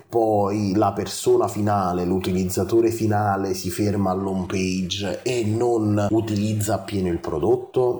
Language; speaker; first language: Italian; native; Italian